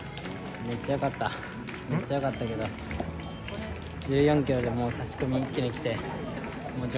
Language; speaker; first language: Japanese; native; Japanese